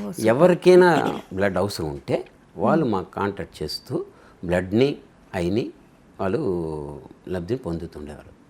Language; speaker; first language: Telugu; native; Telugu